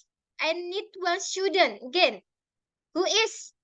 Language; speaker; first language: English; non-native, learner; Indonesian